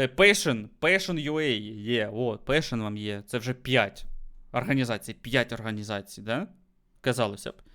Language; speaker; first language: Ukrainian; native; Ukrainian